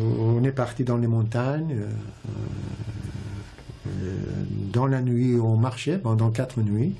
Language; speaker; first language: French; non-native, fluent; Persian